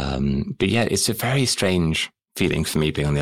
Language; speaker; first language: English; native; English